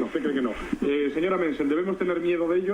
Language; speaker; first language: Spanish; native; Spanish